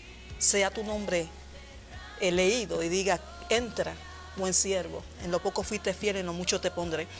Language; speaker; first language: Spanish; native; Spanish